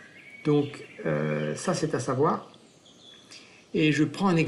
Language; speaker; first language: French; native; French